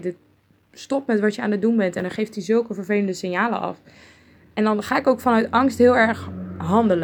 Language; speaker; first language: Dutch; native; Dutch